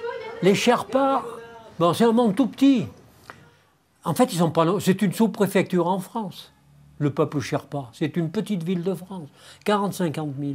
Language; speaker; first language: French; native; French